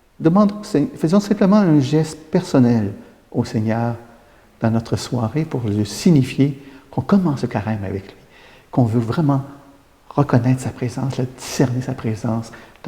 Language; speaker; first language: French; native; French